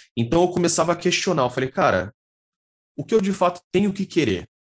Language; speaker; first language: Portuguese; native; Portuguese